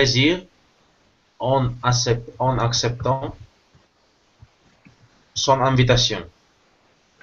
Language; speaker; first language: French; non-native, learner; Spanish